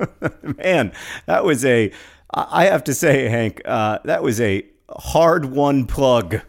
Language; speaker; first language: English; native; English